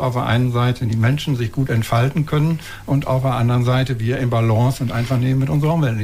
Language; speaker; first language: German; native; German